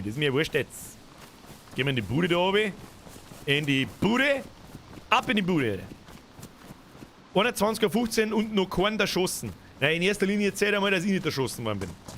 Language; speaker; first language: German; native; German